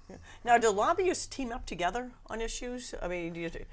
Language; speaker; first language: English; native; English